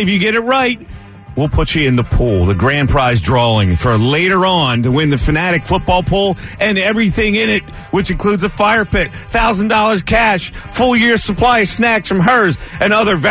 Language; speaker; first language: English; native; English